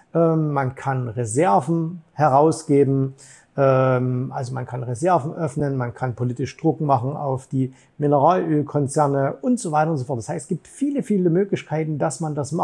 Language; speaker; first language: German; native; German